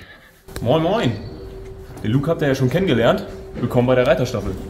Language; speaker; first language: German; native; German